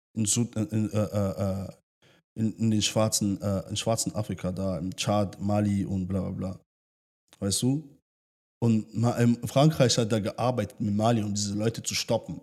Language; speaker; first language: German; early bilingual, other home language; French